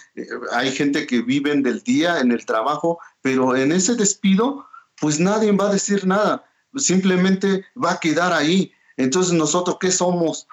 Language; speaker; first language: Spanish; non-native, local second language; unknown